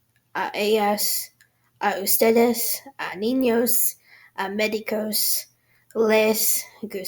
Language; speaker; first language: Spanish; non-native, learner; English